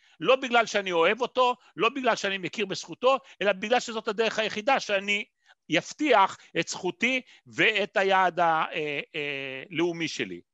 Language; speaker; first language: Hebrew; native; Hebrew